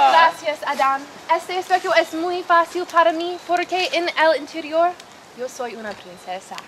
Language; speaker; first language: Spanish; non-native, learner; English